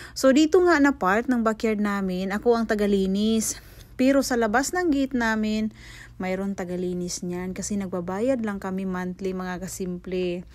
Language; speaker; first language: Filipino; non-native, local second language; Cebuano